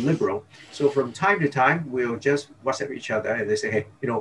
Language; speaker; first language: English; non-native, local second language; Cantonese